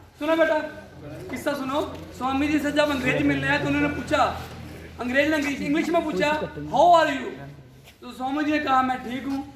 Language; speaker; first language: Hindi; non-native, local second language; Dogri